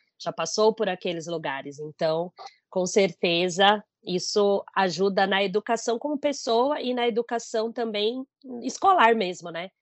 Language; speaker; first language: Portuguese; native; Portuguese